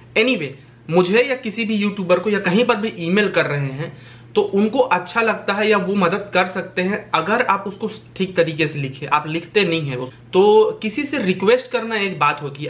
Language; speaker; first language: Hindi; native; Hindi